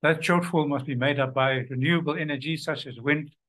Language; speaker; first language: English; non-native, local second language; Afrikaans